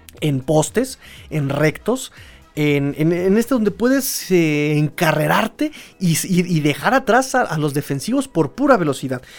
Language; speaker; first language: Spanish; native; Spanish